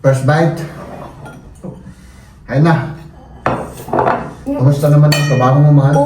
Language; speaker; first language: Filipino; native; Filipino